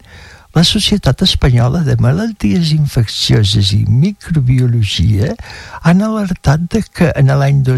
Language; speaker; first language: Catalan; native; Catalan